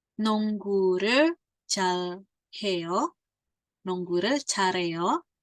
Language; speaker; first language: Korean; non-native, fluent; Indonesian